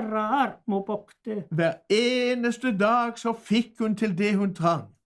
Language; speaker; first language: Norwegian; native; Norwegian